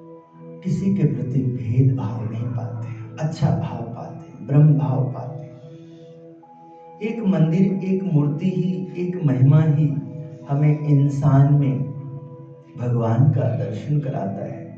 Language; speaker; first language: Hindi; native; Hindi